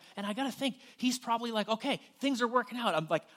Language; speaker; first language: English; native; English